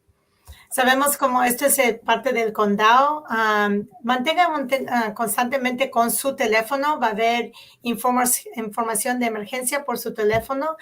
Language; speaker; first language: Spanish; early bilingual, heritage; Spanish